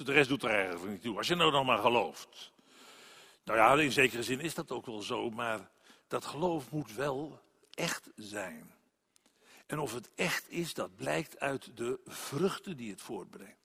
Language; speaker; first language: Dutch; native; Dutch